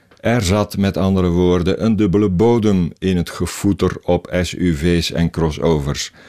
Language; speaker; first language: Dutch; native; Dutch